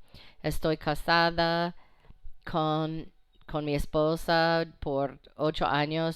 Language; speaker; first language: Spanish; non-native, fluent; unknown